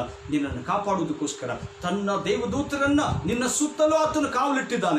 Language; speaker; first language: Kannada; native; Kannada